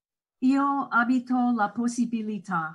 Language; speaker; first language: Italian; non-native, learner; English